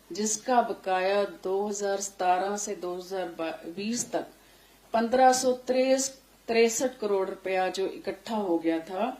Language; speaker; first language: Hindi; non-native, local second language; Punjabi